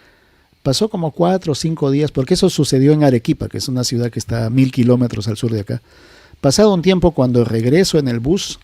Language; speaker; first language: Spanish; native; Spanish